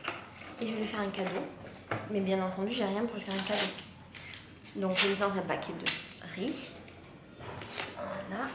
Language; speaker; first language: French; native; French